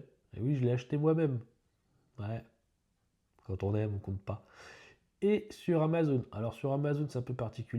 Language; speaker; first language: French; native; French